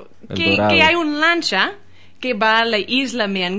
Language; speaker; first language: Spanish; non-native, learner; English